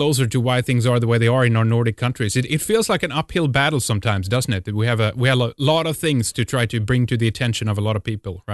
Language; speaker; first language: English; non-native, fluent; Swedish